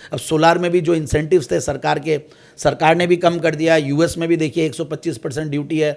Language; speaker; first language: Hindi; native; Hindi